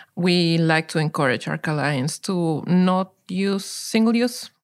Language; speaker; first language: English; non-native, fluent; Spanish